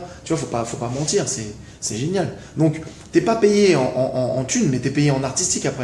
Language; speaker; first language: French; native; French